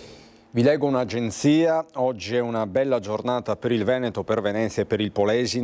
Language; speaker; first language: Italian; native; Italian